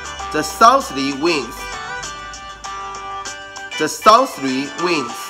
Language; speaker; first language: English; non-native, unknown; Hakka Chinese